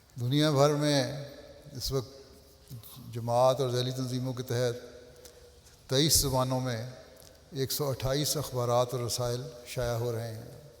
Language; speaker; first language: Urdu; native; Urdu